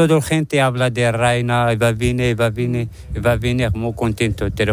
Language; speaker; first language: Spanish; non-native, learner; Arabic